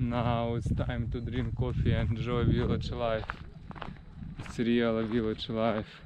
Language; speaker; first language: English; non-native, learner; Russian